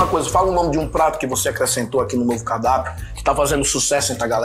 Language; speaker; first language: Portuguese; native; Portuguese